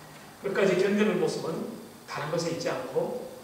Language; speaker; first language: Korean; native; Korean